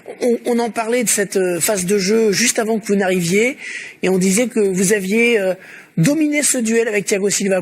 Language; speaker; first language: French; native; French